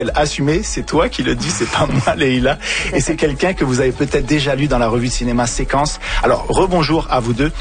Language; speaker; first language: French; early bilingual, other home language; Arabic